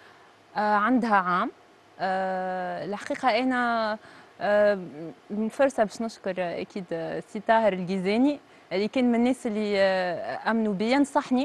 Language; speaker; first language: Arabic; native; Arabic